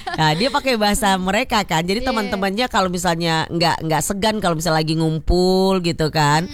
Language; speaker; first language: Indonesian; non-native, local second language; Minangkabau